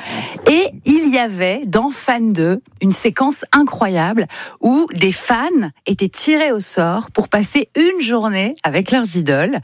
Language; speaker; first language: French; native; French